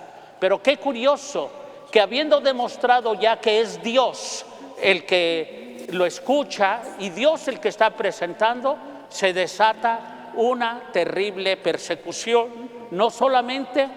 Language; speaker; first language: Spanish; native; Spanish